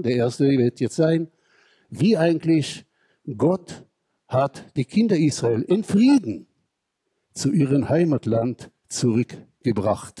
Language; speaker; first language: German; non-native, fluent; Hebrew